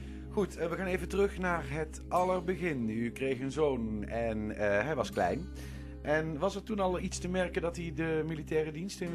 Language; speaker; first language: Dutch; native; Dutch